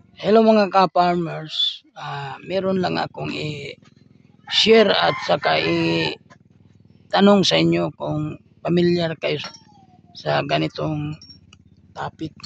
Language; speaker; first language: Filipino; non-native, local second language; Cebuano